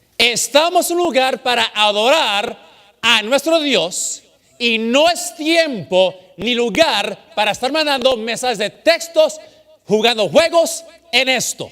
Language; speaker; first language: Spanish; early bilingual, heritage; English